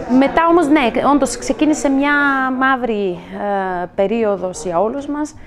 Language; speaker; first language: Greek; non-native, fluent; Serbian